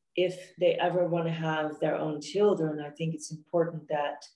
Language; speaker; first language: English; non-native, fluent; Dutch